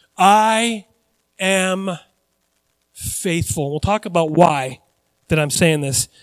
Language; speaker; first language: English; native; English